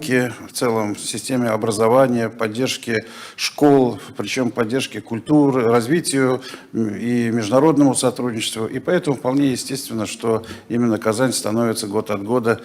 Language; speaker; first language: Russian; native; Russian